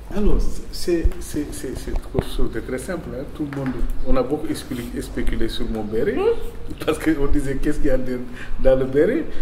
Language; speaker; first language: French; non-native, local second language; Wolof